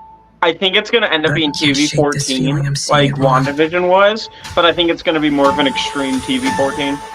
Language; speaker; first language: English; native; English